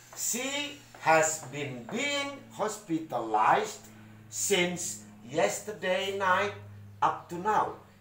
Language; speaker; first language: English; non-native, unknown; Indonesian